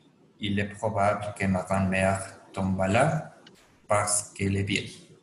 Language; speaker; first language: French; non-native, fluent; Spanish